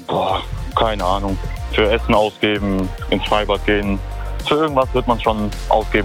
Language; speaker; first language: German; native; German